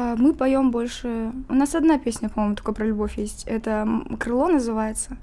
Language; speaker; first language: Russian; non-native, local second language; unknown